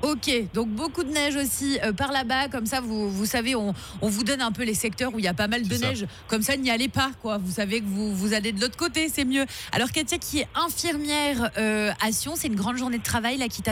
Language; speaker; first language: French; native; French